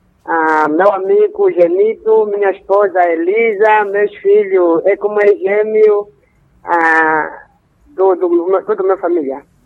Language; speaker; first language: Portuguese; non-native, local second language; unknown